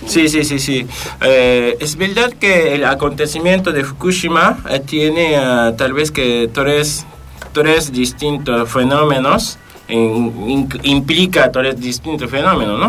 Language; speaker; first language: Spanish; non-native, fluent; Japanese